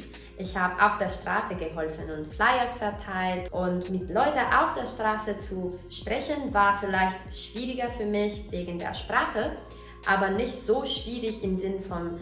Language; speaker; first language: German; non-native, fluent; Italian